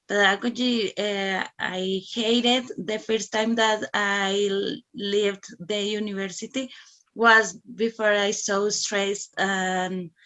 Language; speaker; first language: English; non-native, learner; Spanish